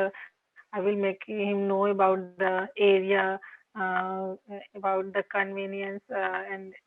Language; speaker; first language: English; non-native, local second language; Hindi